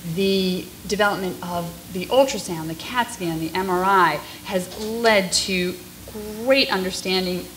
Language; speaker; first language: English; native; English